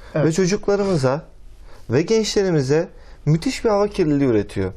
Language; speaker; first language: Turkish; native; Turkish